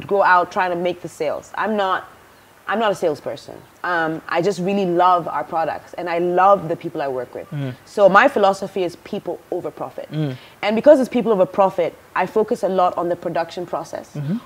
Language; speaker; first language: English; non-native, local second language; Akan